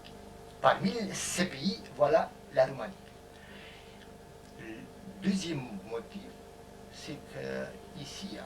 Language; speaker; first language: French; non-native, fluent; Romanian